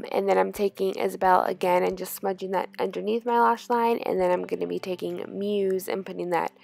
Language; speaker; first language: English; native; English